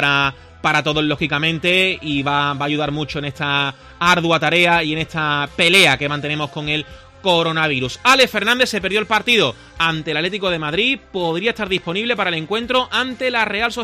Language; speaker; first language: Spanish; native; Spanish